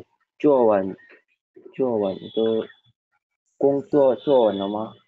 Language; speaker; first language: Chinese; non-native, learner; Indonesian